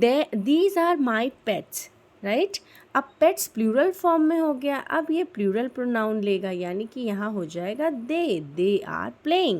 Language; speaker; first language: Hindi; native; Hindi